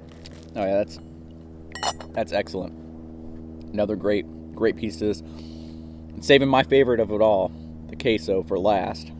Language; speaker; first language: English; native; English